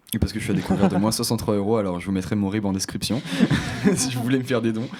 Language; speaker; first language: French; native; French